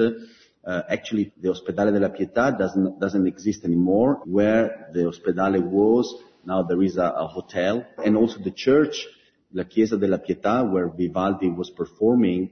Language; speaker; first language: English; non-native, fluent; Italian